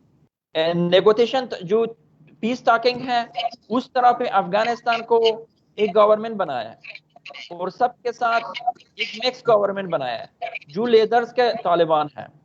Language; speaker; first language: Hindi; non-native, fluent; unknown